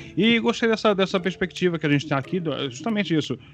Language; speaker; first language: Portuguese; native; Portuguese